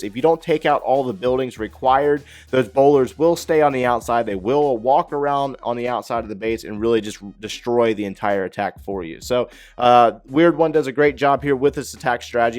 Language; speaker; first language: English; native; English